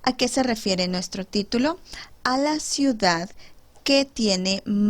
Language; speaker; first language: Spanish; native; Spanish